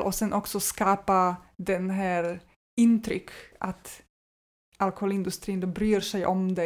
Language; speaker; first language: Swedish; non-native, fluent; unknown